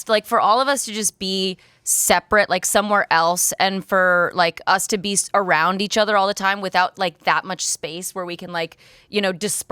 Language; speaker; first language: English; native; English